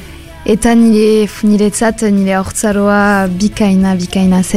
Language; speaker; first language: Basque; non-native, local second language; French